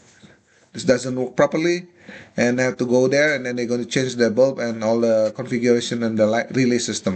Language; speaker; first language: English; non-native, fluent; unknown